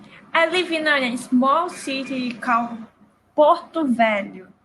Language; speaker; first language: English; non-native, learner; Portuguese